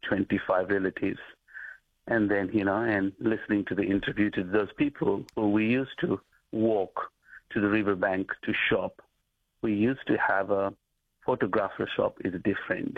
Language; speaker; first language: English; non-native, local second language; Nepali